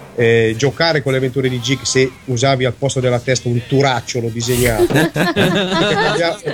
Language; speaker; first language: Italian; native; Italian